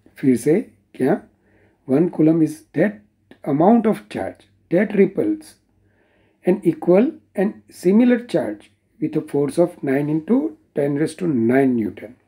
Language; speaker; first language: Hindi; non-native, local second language; Gujarati